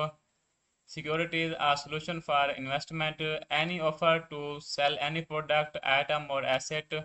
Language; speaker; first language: English; non-native, learner; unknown